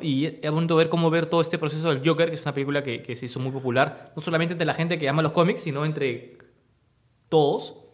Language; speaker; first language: Spanish; native; Spanish